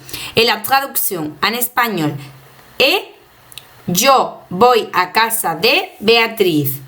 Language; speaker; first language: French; non-native, fluent; Spanish